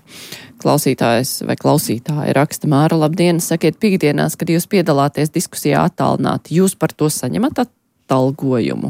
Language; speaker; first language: Latvian; native; Latvian